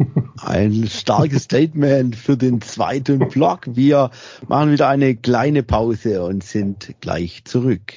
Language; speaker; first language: German; native; German